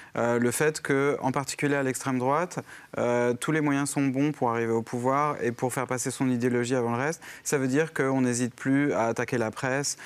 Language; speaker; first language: French; native; French